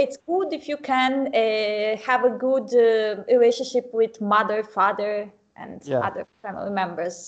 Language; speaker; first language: English; non-native, fluent; Serbian